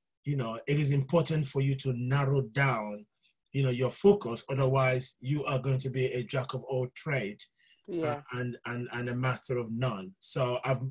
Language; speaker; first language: English; non-native, local second language; Yoruba